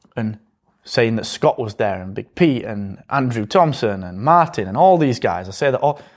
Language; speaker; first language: English; native; English